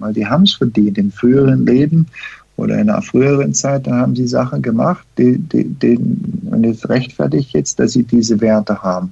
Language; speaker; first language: German; non-native, fluent; English